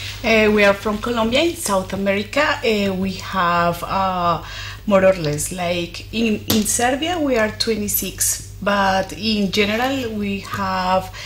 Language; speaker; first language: English; non-native, fluent; Spanish